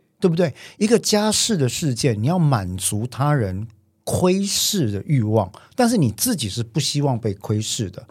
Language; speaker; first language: Chinese; native; Chinese